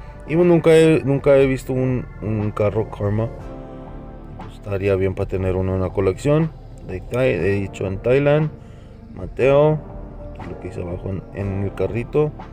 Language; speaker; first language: Spanish; early bilingual, heritage; Spanish